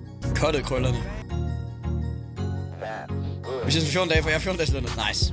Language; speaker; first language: Danish; native; Danish